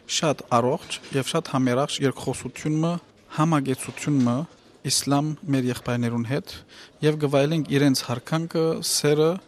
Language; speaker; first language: Armenian; native; Armenian